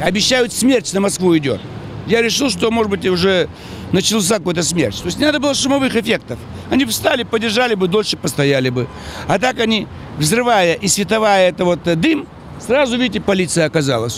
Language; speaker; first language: Russian; native; Russian